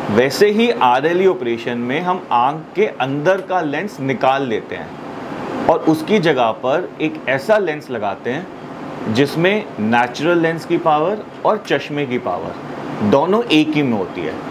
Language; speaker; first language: Hindi; native; Hindi